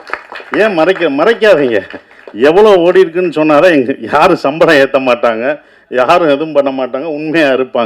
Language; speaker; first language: Tamil; native; Tamil